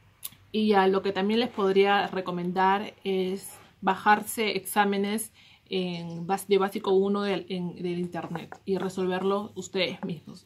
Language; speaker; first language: Spanish; native; Spanish